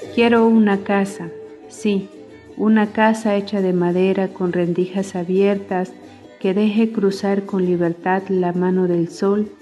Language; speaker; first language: Spanish; non-native, local second language; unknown